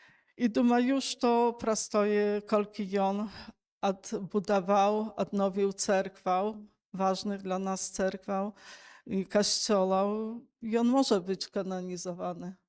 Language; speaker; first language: Polish; non-native, local second language; Belarusian